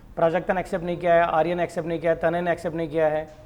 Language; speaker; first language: Hindi; non-native, local second language; Marathi